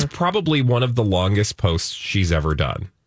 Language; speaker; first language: English; native; English